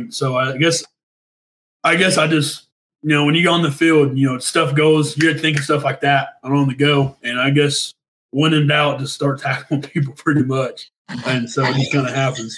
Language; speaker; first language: English; native; English